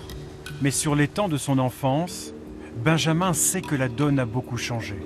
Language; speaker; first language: French; native; French